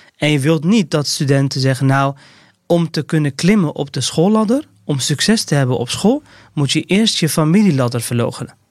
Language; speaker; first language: Dutch; early bilingual, other home language; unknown